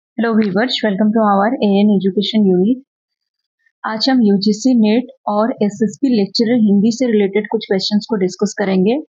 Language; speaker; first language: Hindi; native; Hindi